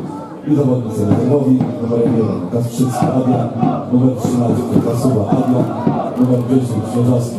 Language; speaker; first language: Polish; native; Polish